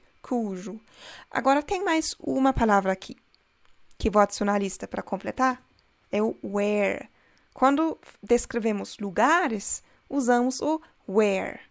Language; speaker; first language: Portuguese; non-native, fluent; German